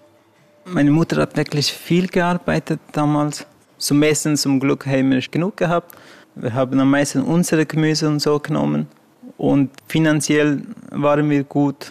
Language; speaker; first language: German; non-native, learner; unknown